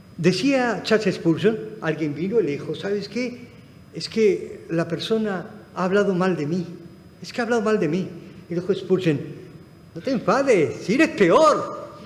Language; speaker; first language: Spanish; non-native, fluent; Arabic